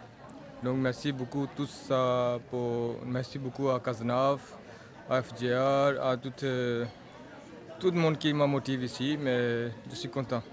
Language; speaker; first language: French; non-native, learner; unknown